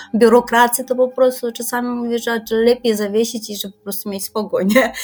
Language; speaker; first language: Polish; non-native, fluent; Kyrgyz